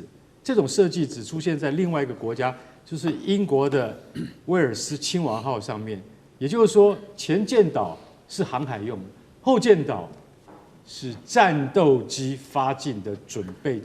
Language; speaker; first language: Chinese; native; Chinese